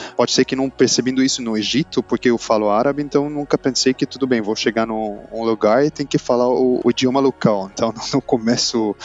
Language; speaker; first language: Portuguese; non-native, learner; Arabic